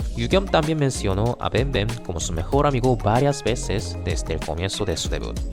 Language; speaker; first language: Spanish; non-native, fluent; Korean